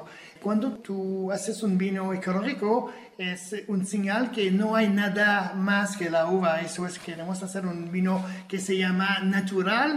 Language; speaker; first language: Spanish; non-native, fluent; French